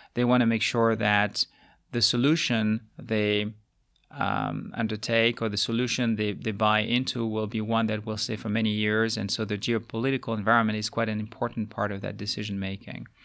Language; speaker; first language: English; non-native, fluent; French